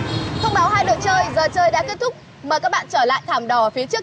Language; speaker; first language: Vietnamese; native; Vietnamese